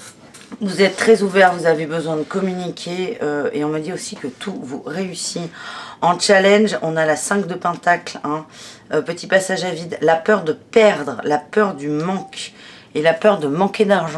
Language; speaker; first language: French; native; French